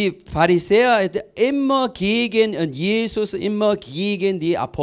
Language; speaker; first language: German; non-native, learner; Korean